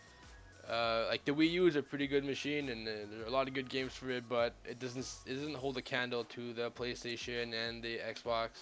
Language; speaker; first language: English; native; English